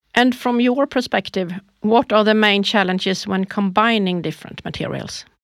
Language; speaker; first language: English; non-native, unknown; Swedish